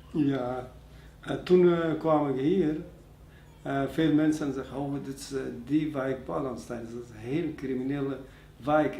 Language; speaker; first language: Dutch; non-native, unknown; Persian